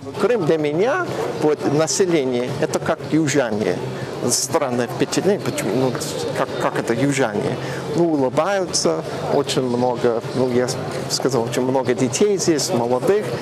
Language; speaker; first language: Russian; non-native, fluent; English